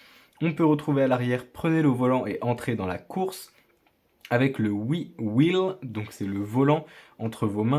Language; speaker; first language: French; native; French